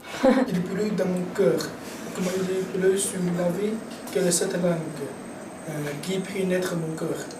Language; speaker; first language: French; non-native, learner; Chinese